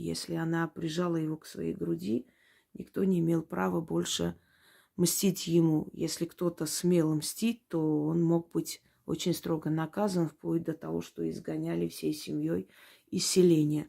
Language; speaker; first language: Russian; native; Russian